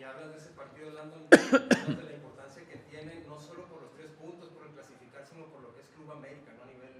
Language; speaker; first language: Spanish; native; Spanish